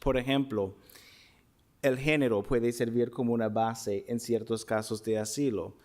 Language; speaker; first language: Spanish; non-native, fluent; English